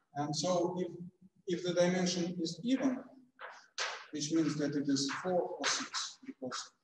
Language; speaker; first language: English; non-native, fluent; Russian